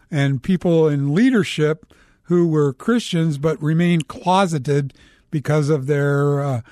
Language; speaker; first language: English; native; English